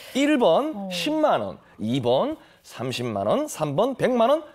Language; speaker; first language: Korean; native; Korean